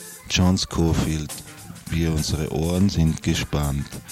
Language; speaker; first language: German; native; German